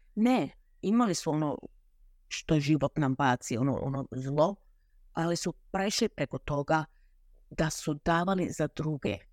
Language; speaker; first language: Croatian; early bilingual, heritage; Croatian